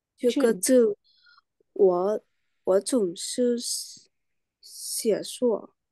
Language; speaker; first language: Chinese; non-native, learner; Vietnamese